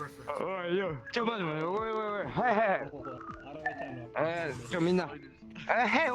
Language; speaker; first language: Japanese; native; Japanese